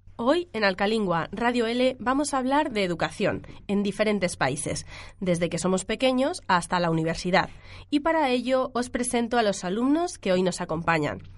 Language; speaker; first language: Spanish; native; Spanish